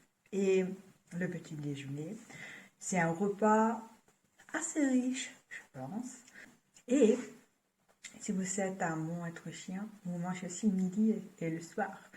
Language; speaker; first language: French; non-native, fluent; German